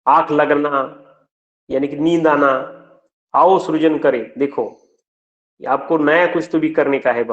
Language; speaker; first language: Hindi; non-native, local second language; Marathi